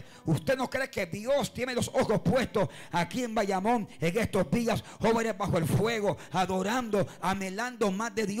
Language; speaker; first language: Spanish; native; Spanish